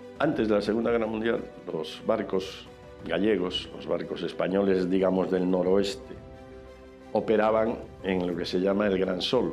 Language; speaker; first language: Spanish; native; Spanish